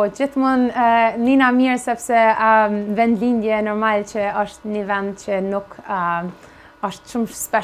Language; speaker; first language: Albanian; early bilingual, heritage; Albanian